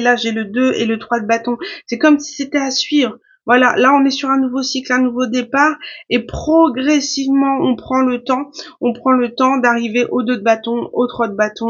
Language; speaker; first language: French; native; French